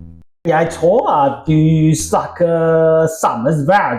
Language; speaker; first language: Norwegian; non-native, learner; Welsh